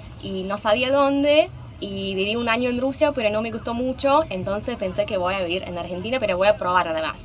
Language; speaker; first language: Spanish; non-native, fluent; Russian